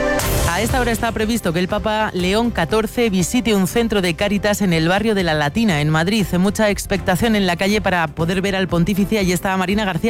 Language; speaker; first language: Spanish; native; Spanish